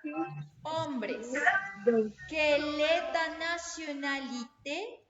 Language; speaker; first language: French; non-native, fluent; Spanish